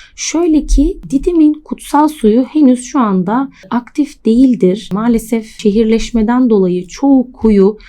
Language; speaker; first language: Turkish; native; Turkish